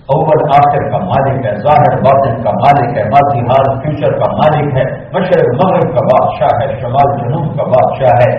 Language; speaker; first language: Urdu; non-native, local second language; Punjabi